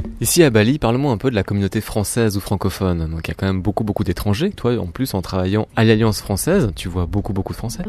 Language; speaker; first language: French; native; French